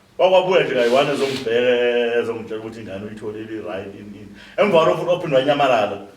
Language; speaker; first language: Zulu; native; Zulu